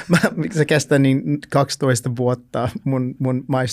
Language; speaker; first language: Finnish; non-native, learner; English